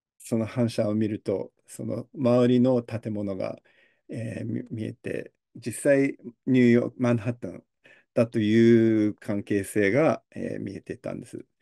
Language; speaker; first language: Japanese; early bilingual, heritage; Japanese